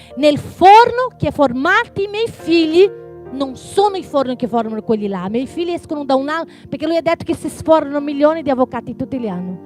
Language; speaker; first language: Italian; non-native, fluent; Portuguese